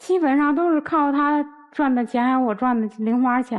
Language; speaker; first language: Chinese; native; Chinese